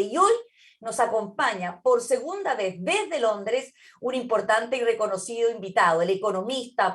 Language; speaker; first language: Spanish; native; Spanish